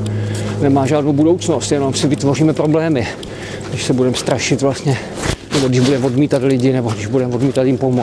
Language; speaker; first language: Czech; native; Czech